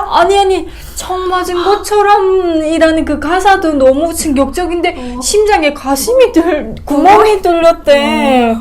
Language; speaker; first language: Korean; native; Korean